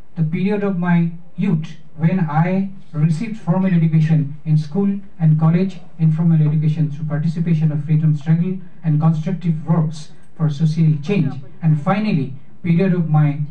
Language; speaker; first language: English; non-native, local second language; Assamese